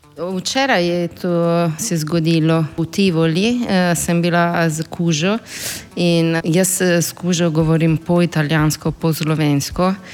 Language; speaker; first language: Slovenian; non-native, fluent; Italian